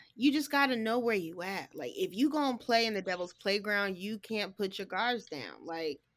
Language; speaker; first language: English; native; English